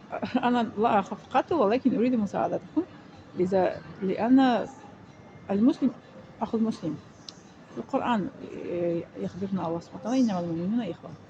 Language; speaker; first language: Arabic; non-native, fluent; Tajik